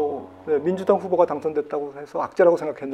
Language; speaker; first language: Korean; native; Korean